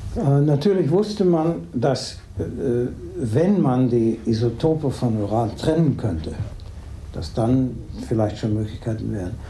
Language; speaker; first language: German; native; German